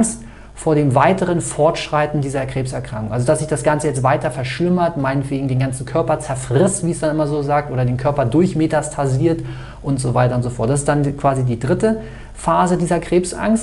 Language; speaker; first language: German; native; German